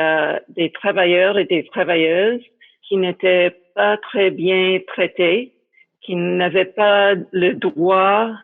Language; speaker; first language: French; non-native, fluent; English